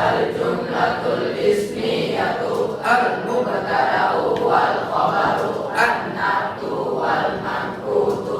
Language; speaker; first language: Arabic; non-native, learner; Indonesian